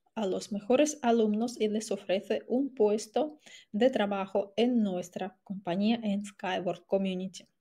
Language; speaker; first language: Spanish; non-native, fluent; Russian